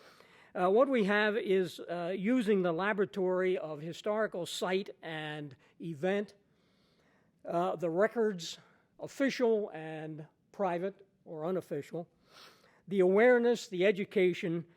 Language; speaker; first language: English; native; English